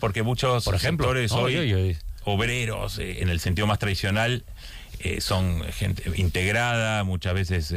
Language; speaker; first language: Spanish; native; Spanish